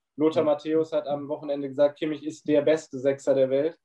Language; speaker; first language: German; native; German